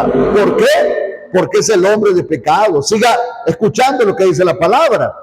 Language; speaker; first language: Spanish; native; Spanish